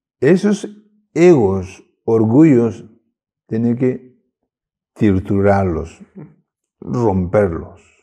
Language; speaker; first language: Spanish; non-native, learner; Tibetan